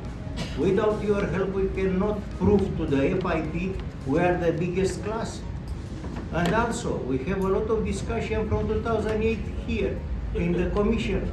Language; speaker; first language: English; non-native, learner; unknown